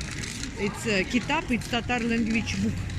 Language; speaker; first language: English; non-native, learner; Russian